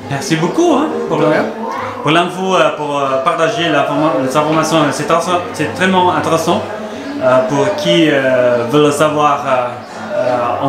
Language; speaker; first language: French; non-native, learner; Indonesian